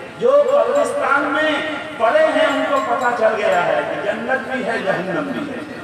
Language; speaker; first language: Urdu; non-native, local second language; Bangla